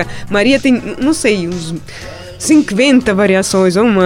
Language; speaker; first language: Portuguese; non-native, fluent; Russian